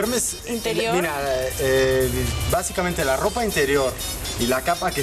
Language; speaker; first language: Spanish; native; Spanish